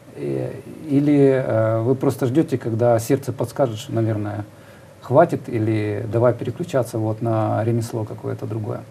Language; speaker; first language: Russian; native; Russian